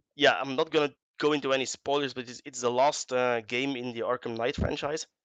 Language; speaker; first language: English; non-native, fluent; Dutch